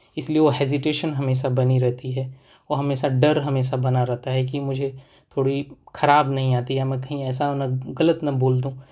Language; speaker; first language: Hindi; native; Hindi